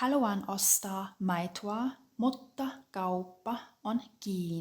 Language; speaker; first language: Finnish; non-native, fluent; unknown